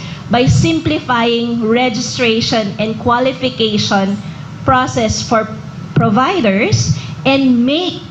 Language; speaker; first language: English; non-native, local second language; Filipino